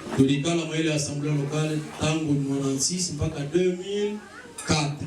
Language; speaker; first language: Swahili; native; Swahili